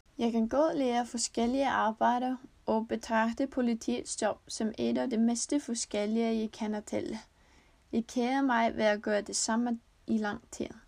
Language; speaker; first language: Danish; non-native, learner; Icelandic